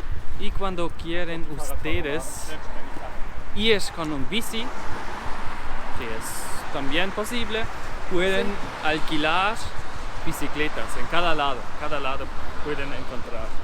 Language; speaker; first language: Spanish; non-native, learner; German